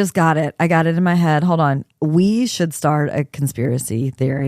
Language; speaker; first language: English; native; English